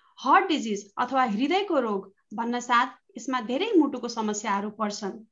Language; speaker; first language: Nepali; native; Nepali